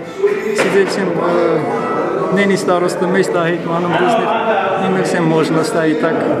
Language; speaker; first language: Czech; non-native, learner; Armenian